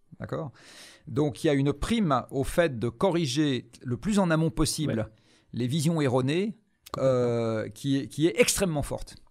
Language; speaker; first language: French; native; French